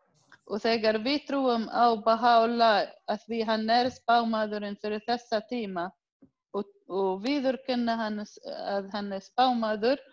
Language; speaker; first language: Icelandic; non-native, learner; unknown